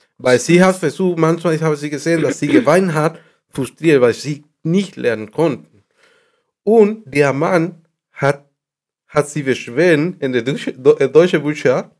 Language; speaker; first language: German; non-native, learner; Spanish